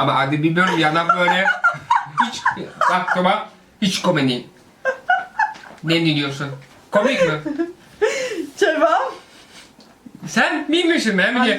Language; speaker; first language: Turkish; non-native, learner; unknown